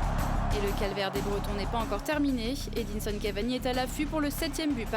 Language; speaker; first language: French; native; French